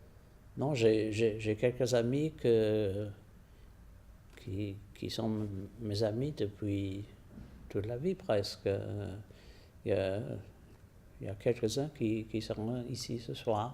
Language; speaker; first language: French; non-native, fluent; English